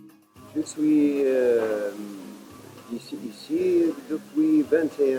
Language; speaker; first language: French; non-native, local second language; Arabic